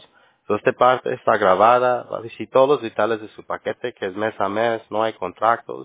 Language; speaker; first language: Spanish; early bilingual, heritage; Spanish